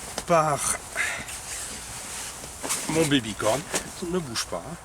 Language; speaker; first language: French; native; French